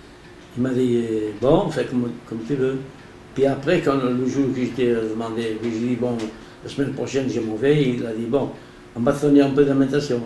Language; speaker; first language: French; non-native, learner; Portuguese